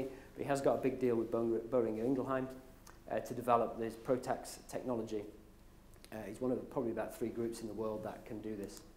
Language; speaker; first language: English; native; English